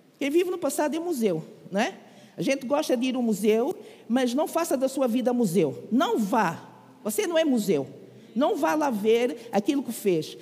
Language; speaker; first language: Portuguese; native; Portuguese